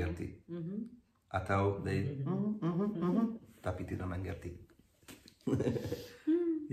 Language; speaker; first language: Indonesian; non-native, learner; Hungarian